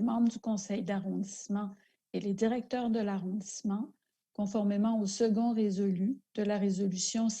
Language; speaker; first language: French; native; French